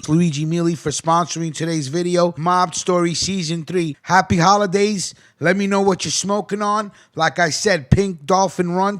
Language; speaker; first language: English; native; English